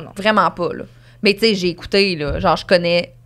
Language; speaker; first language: French; native; French